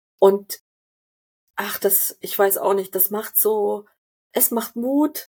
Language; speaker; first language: German; native; German